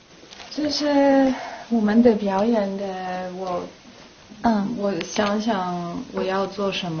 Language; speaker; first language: Chinese; non-native, learner; French